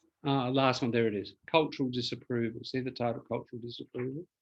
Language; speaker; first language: English; native; English